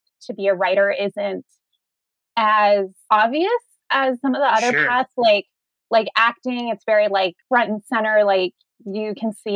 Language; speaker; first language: English; native; English